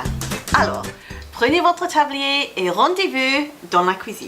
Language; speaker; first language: French; non-native, fluent; English